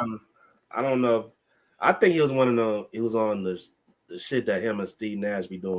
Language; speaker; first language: English; native; English